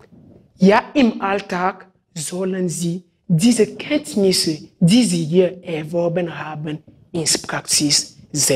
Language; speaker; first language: German; non-native, fluent; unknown